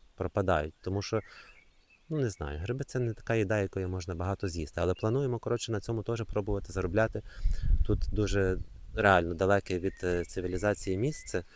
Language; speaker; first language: Ukrainian; native; Ukrainian